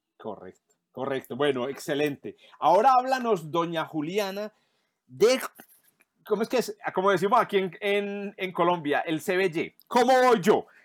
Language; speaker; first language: Spanish; native; Spanish